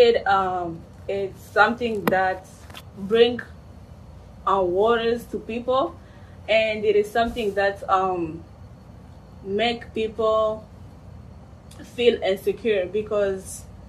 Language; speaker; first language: English; non-native, fluent; Swahili